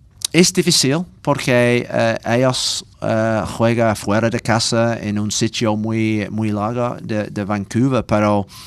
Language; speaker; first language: Spanish; non-native, learner; English